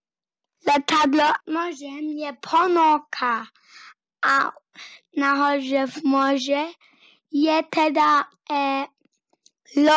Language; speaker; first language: Czech; early bilingual, heritage; Czech